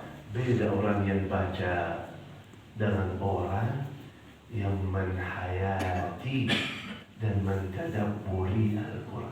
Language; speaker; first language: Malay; non-native, fluent; Arabic